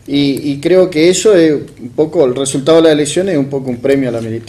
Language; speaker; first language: Spanish; native; Spanish